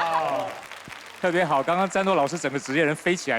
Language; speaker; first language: Chinese; native; Chinese